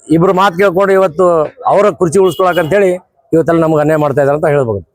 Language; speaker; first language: Kannada; non-native, local second language; Lambadi